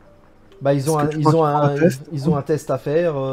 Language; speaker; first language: French; native; French